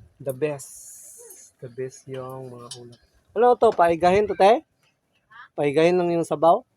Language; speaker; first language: Filipino; non-native, local second language; Cebuano